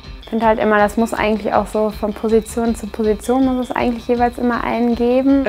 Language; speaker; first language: German; native; German